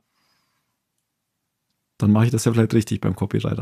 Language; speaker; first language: German; native; German